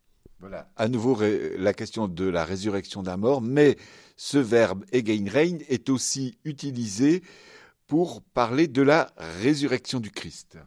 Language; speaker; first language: French; native; French